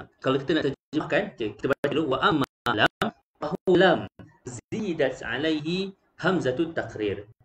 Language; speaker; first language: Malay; native; Malay